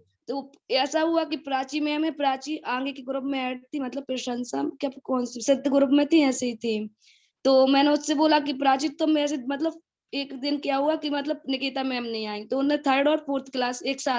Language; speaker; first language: Hindi; native; Hindi